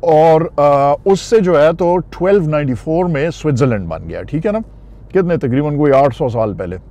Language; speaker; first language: Urdu; non-native, local second language; Pashto